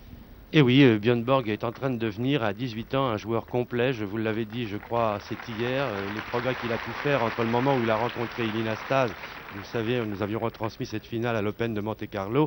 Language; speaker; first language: French; native; French